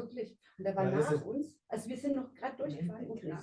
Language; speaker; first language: German; native; German